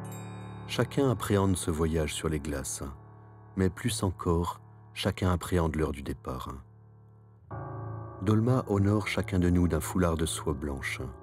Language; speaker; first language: French; native; French